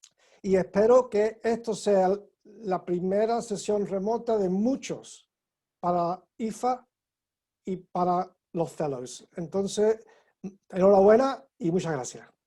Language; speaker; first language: Spanish; non-native, fluent; English